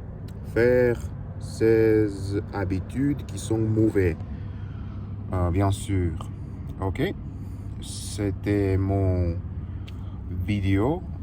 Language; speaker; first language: French; non-native, learner; Russian